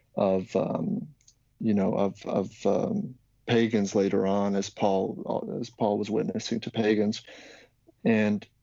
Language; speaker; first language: English; non-native, fluent; Slovak